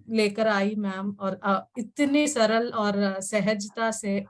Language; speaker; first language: Hindi; non-native, local second language; Telugu